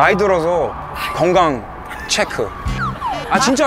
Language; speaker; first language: Korean; non-native, learner; English